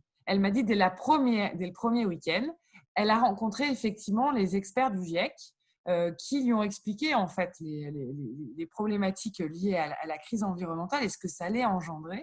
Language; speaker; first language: French; native; French